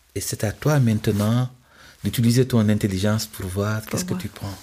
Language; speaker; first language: French; non-native, local second language; Wolof